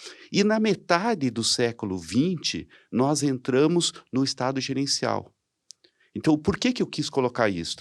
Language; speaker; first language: Portuguese; native; Portuguese